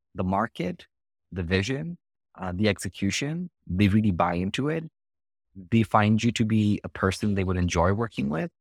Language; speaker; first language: English; non-native, local second language; Hindi